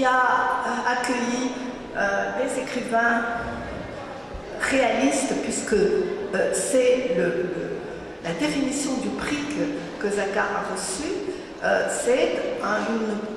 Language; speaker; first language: French; native; French